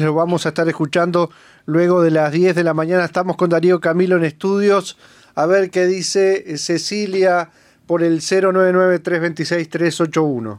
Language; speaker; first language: Spanish; native; Spanish